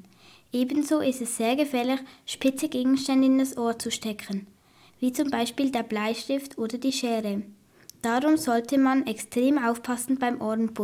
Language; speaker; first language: German; native; German